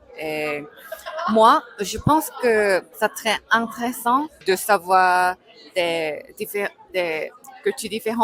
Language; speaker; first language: French; non-native, learner; Korean